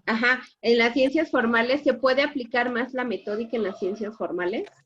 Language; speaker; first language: Spanish; native; Spanish